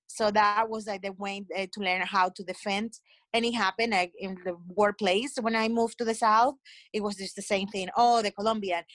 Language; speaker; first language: English; non-native, fluent; Spanish